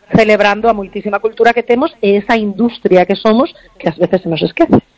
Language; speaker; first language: Spanish; non-native, local second language; Galician